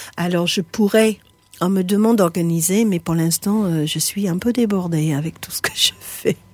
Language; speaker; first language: French; non-native, fluent; English